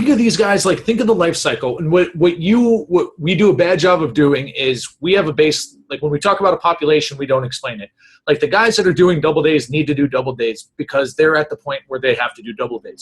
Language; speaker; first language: English; native; English